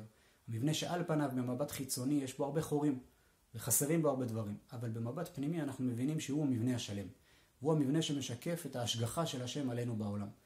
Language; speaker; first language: Hebrew; native; Hebrew